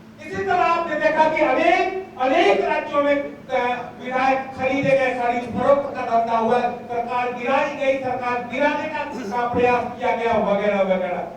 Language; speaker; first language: Hindi; native; Hindi